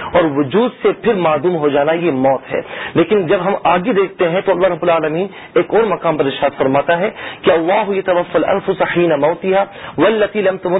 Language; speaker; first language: Urdu; native; Urdu